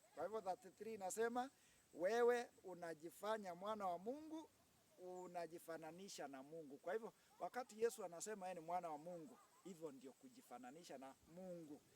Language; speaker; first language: Swahili; non-native, local second language; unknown